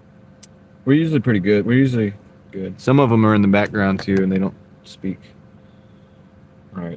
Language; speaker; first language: English; native; English